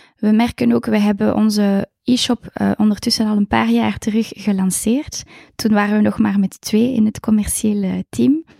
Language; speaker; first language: Dutch; native; Dutch